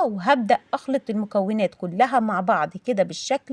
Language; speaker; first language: Arabic; native; Arabic